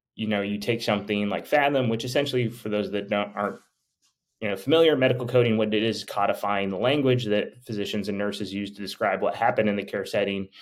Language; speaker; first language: English; native; English